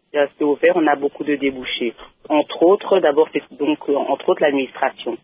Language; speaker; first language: French; early bilingual, other home language; Lingala